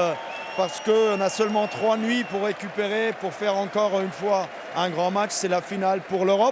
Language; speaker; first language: French; non-native, fluent; German